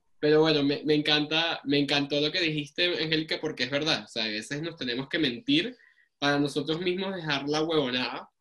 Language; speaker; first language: Spanish; native; Spanish